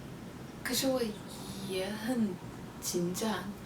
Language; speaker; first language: Chinese; non-native, learner; English